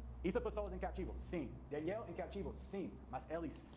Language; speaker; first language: Portuguese; non-native, learner; English